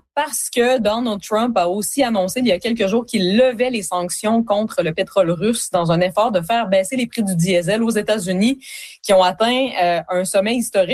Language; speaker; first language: French; native; French